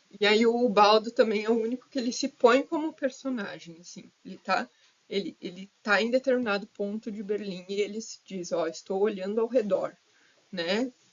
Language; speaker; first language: Portuguese; native; Portuguese